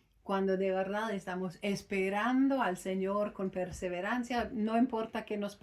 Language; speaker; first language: Spanish; non-native, fluent; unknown